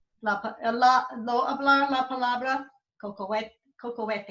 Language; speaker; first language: Spanish; non-native, learner; English